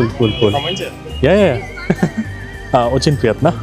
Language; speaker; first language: Russian; non-native, learner; Bangla